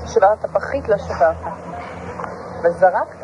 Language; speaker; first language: Hebrew; native; Hebrew